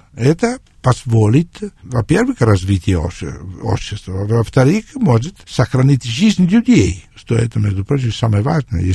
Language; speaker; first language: Russian; non-native, fluent; Italian